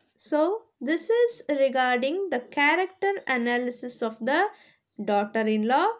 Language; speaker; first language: English; non-native, local second language; Kannada